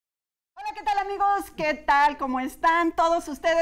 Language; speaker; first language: Spanish; native; Spanish